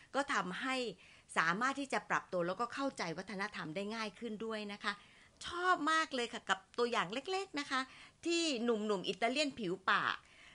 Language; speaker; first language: Thai; native; Thai